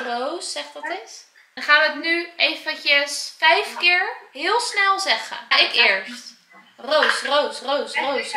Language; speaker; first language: Dutch; native; Dutch